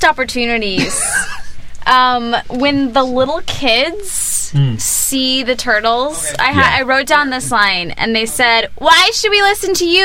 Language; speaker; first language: English; native; English